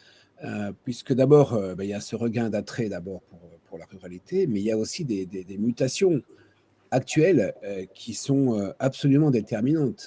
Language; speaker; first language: French; native; French